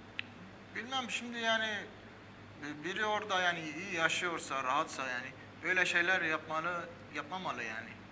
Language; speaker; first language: Turkish; early bilingual, heritage; Armenian